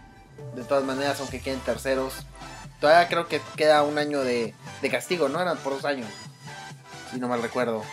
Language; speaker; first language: Spanish; native; Spanish